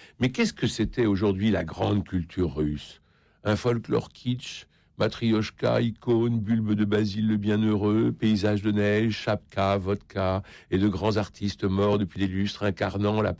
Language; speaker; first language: French; native; French